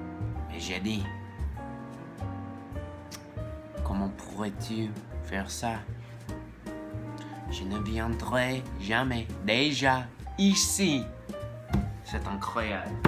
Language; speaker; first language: French; non-native, learner; English